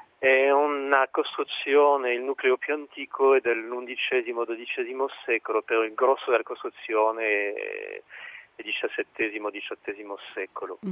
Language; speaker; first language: Italian; non-native, fluent; French